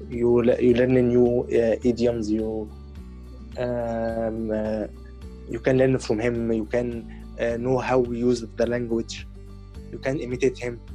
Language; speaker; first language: English; non-native, learner; Arabic